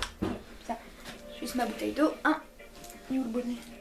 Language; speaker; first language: French; early bilingual, other home language; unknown